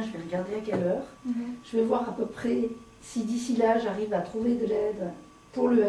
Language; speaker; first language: French; native; French